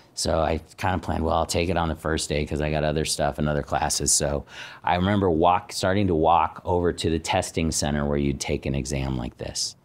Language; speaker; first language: English; native; English